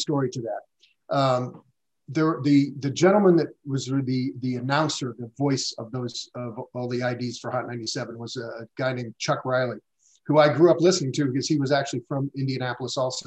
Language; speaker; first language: English; native; English